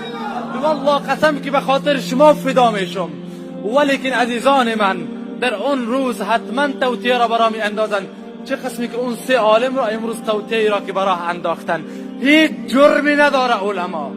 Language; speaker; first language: Persian; native; Persian